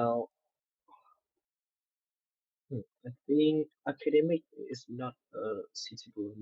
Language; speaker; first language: English; non-native, learner; Vietnamese